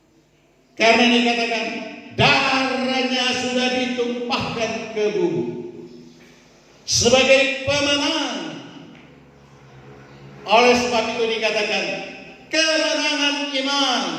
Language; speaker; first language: Indonesian; native; Indonesian